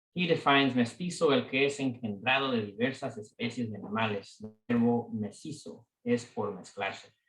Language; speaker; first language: Spanish; early bilingual, heritage; Spanish